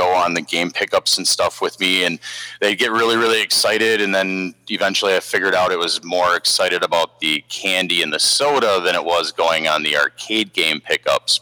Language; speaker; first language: English; native; English